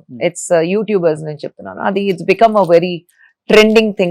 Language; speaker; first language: Telugu; non-native, fluent; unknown